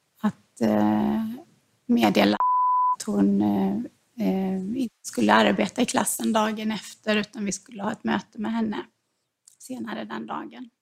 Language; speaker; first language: Swedish; non-native, learner; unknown